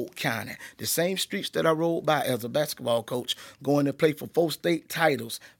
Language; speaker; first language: English; native; English